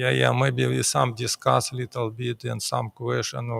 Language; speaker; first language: English; non-native, learner; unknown